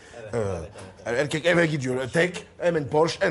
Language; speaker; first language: Turkish; non-native, learner; French